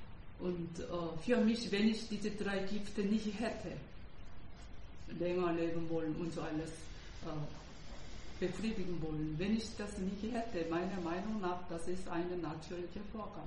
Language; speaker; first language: German; non-native, learner; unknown